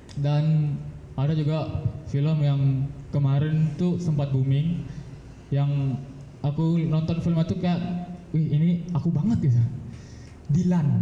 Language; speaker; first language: Indonesian; native; Indonesian